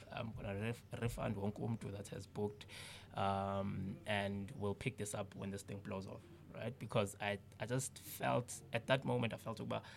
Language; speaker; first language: English; non-native, local second language; Zulu